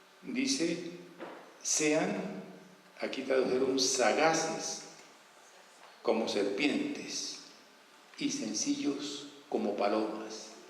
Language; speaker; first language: Spanish; native; Spanish